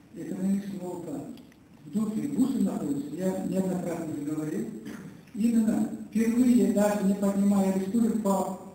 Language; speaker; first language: Russian; non-native, local second language; Kazakh